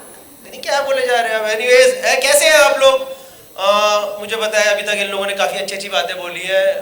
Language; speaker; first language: Hindi; native; Hindi